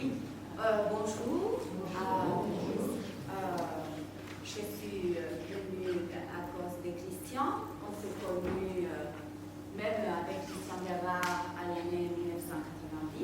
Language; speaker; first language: French; non-native, fluent; Spanish